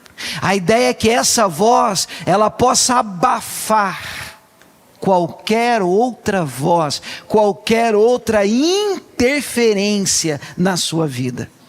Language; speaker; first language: Portuguese; native; Portuguese